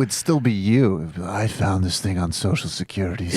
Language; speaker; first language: English; native; English